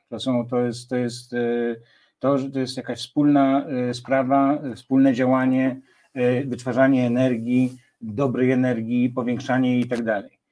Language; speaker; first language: Polish; native; Polish